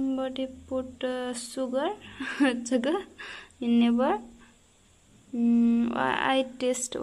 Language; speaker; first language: English; non-native, learner; Nepali